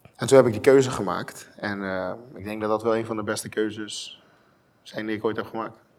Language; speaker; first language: Dutch; non-native, local second language; Papiamento